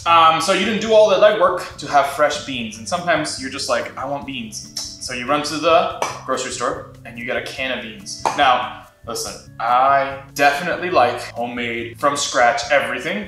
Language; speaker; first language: English; native; English